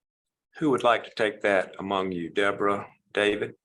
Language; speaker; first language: English; native; English